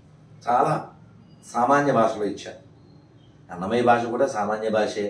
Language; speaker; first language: Telugu; native; Telugu